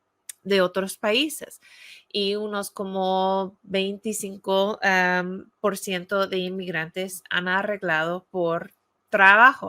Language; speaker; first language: Spanish; non-native, fluent; English